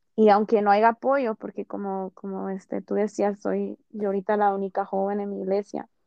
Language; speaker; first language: Spanish; early bilingual, heritage; Spanish